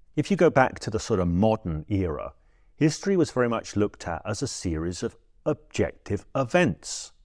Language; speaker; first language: English; native; English